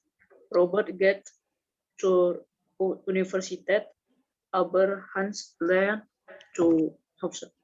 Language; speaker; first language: German; non-native, learner; Indonesian